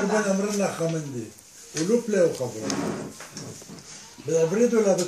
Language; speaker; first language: Hebrew; non-native, fluent; Aramaic